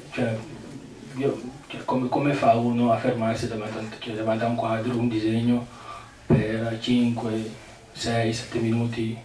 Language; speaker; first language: Italian; non-native, fluent; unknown